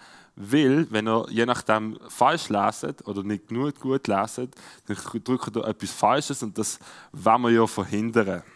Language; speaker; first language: German; native; German